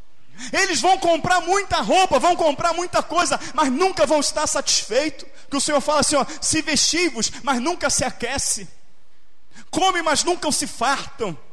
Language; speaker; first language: Portuguese; native; Portuguese